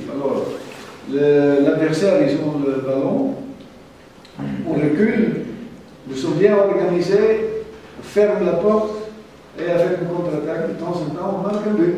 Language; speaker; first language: French; non-native, fluent; German